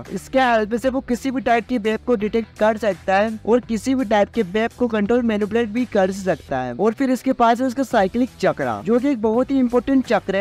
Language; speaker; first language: Hindi; native; Hindi